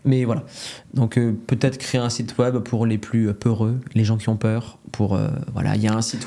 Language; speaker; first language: French; native; French